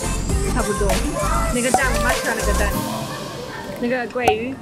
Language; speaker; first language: Chinese; non-native, fluent; French